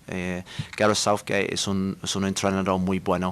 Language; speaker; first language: Spanish; non-native, learner; English